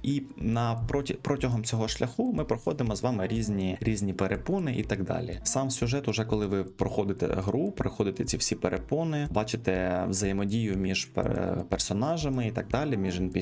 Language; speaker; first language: Ukrainian; native; Ukrainian